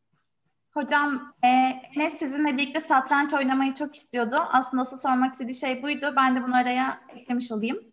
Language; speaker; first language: Turkish; native; Turkish